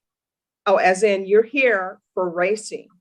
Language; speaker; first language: English; native; English